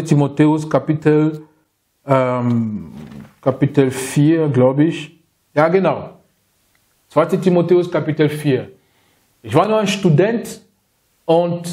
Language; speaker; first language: German; non-native, fluent; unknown